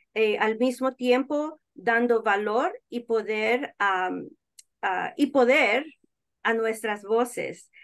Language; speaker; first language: Spanish; early bilingual, heritage; Spanish